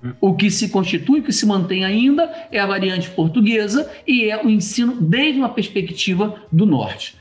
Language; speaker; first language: Portuguese; native; Portuguese